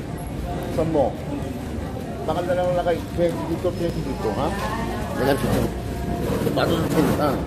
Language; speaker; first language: Filipino; non-native, learner; Korean